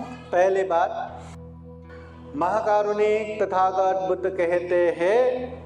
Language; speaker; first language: Hindi; non-native, local second language; Marathi